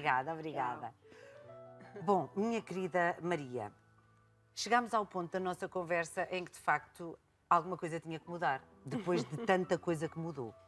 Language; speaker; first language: Portuguese; native; Portuguese